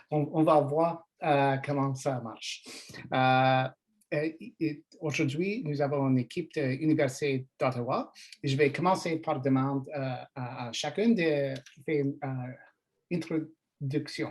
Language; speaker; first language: French; non-native, learner; English